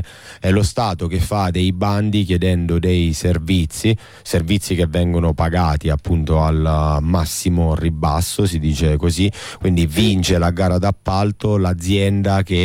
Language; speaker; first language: Italian; native; Italian